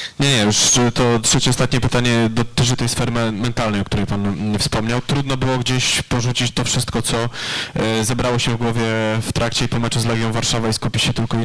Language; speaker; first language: Polish; native; Polish